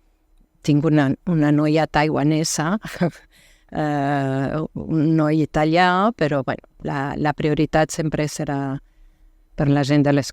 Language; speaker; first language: Catalan; non-native, fluent; French